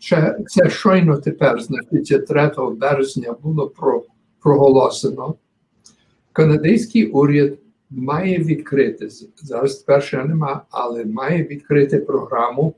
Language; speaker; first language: Ukrainian; early bilingual, heritage; Ukrainian